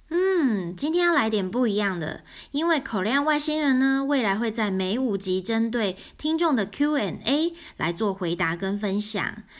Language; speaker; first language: Chinese; native; Chinese